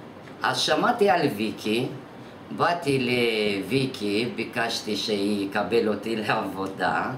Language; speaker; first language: Hebrew; non-native, fluent; Russian